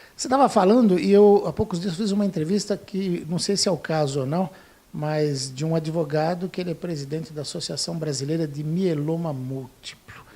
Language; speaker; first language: Portuguese; native; Portuguese